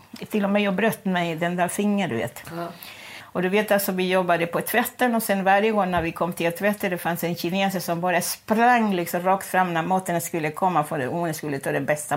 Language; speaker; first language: Swedish; non-native, fluent; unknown